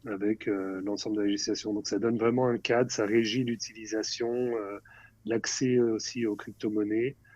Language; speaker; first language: French; native; French